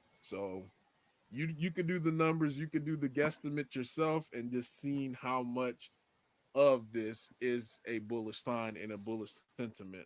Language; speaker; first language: English; native; English